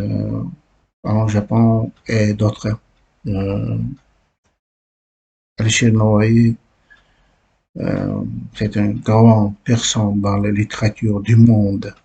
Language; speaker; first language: French; non-native, learner; Uzbek